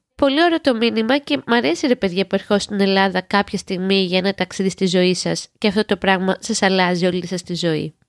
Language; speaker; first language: Greek; native; Greek